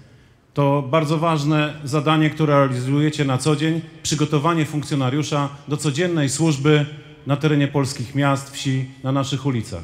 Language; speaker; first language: Polish; native; Polish